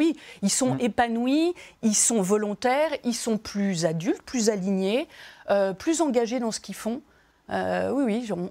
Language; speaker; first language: French; native; French